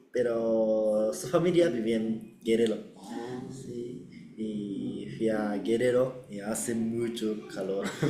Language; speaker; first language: Spanish; non-native, learner; Japanese